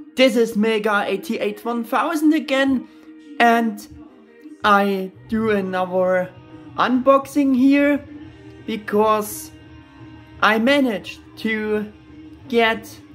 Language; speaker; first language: English; non-native, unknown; German